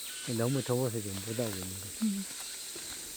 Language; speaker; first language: Korean; native; Korean